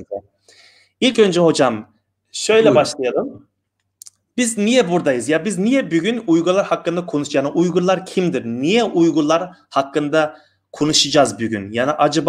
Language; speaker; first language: Turkish; non-native, fluent; Uyghur